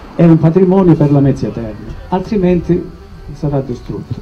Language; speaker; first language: Italian; native; Italian